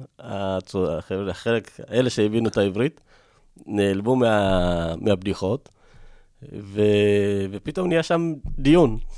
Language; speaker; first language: Hebrew; early bilingual, other home language; Amharic